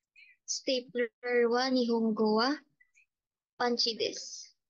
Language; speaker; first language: Japanese; non-native, learner; Filipino